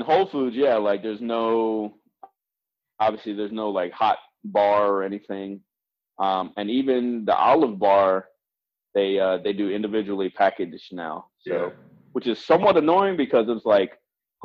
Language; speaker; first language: English; native; English